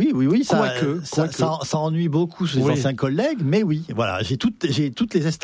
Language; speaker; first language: French; native; French